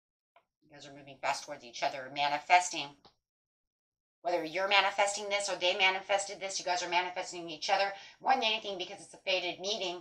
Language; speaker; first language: English; native; English